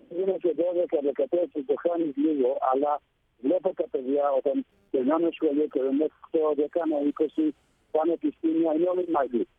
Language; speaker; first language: Greek; early bilingual, heritage; Greek